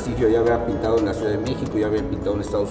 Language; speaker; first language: Spanish; native; Spanish